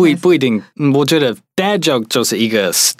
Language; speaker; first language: Chinese; non-native, fluent; English